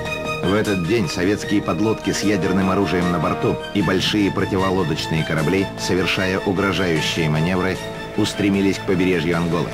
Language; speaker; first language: Russian; native; Russian